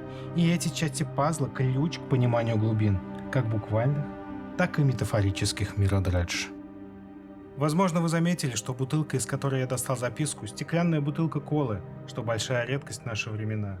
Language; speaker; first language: Russian; native; Russian